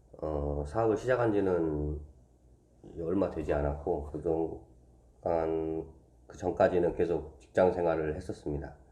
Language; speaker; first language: Korean; native; Korean